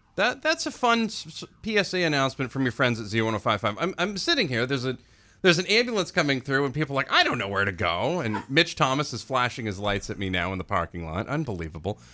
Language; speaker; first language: English; native; English